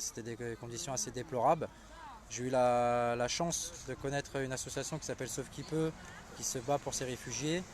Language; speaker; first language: French; native; French